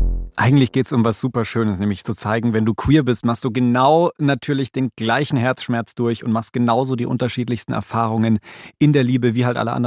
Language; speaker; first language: German; native; German